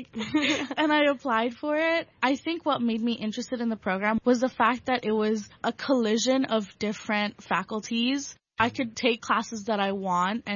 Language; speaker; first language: English; non-native, local second language; Bangla